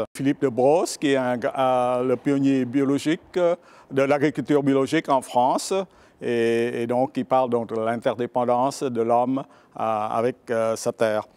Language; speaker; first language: French; early bilingual, other home language; Vietnamese